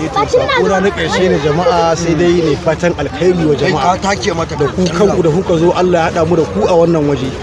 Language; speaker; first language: Hausa; non-native, local second language; Fula